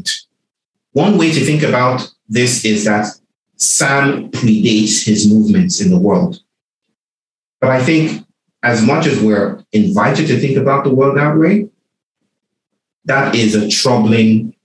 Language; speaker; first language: English; non-native, local second language; Yoruba